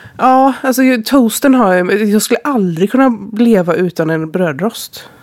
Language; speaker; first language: Swedish; native; Swedish